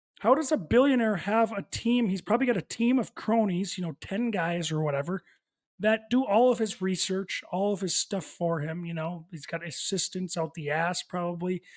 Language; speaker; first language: English; native; English